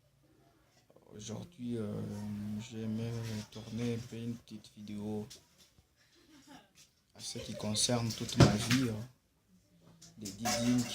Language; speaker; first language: French; non-native, local second language; Swahili